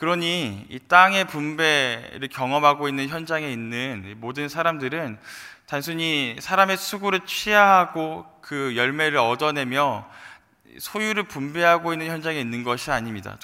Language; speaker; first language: Korean; native; Korean